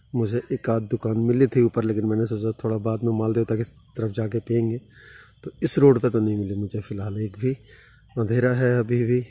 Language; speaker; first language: Hindi; native; Hindi